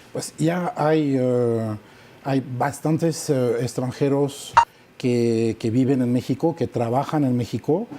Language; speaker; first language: Spanish; non-native, fluent; French